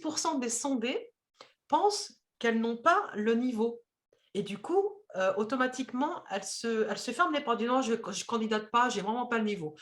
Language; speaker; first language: French; native; French